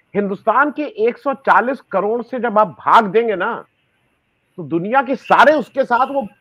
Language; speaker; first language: Hindi; native; Hindi